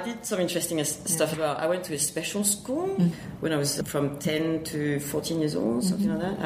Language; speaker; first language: English; non-native, fluent; French